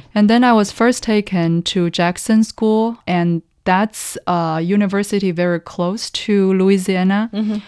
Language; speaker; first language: English; non-native, fluent; Chinese